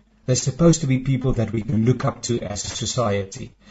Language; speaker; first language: English; non-native, local second language; Afrikaans